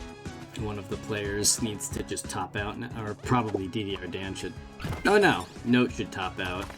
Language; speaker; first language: English; native; English